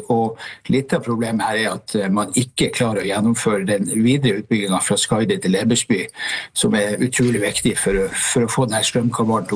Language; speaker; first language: Norwegian; native; Norwegian